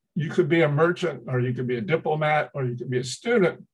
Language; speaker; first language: English; early bilingual, other home language; Chinese